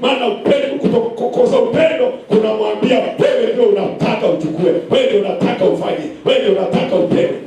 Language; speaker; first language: Swahili; non-native, local second language; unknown